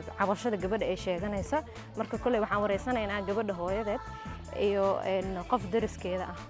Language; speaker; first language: Somali; native; Somali